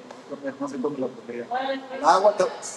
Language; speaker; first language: Spanish; early bilingual, heritage; Spanish